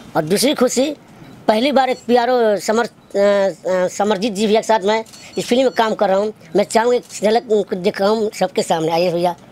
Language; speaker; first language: Hindi; native; Hindi